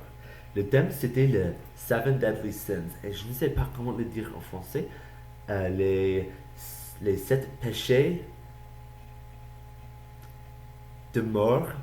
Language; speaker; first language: French; non-native, learner; English